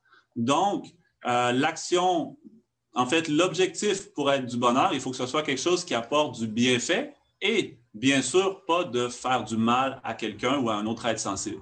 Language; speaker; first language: French; native; French